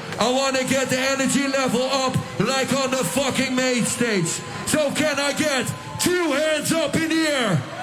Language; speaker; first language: English; non-native, fluent; Dutch